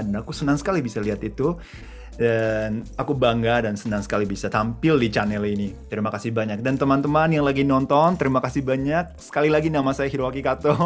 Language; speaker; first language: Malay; non-native, fluent; Japanese